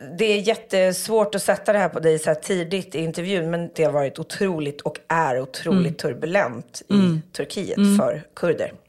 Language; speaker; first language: Swedish; native; Swedish